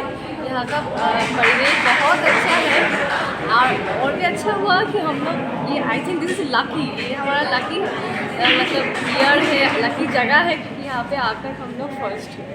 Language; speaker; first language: Hindi; non-native, local second language; Bangla